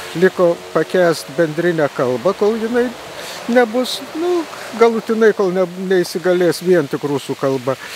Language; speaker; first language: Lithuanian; native; Lithuanian